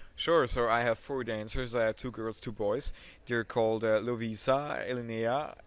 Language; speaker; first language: English; non-native, fluent; Swiss German